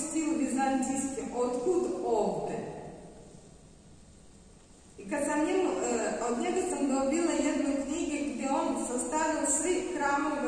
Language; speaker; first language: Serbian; non-native, fluent; Russian